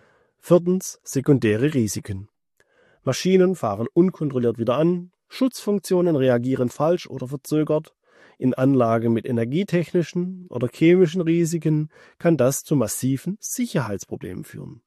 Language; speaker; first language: German; native; German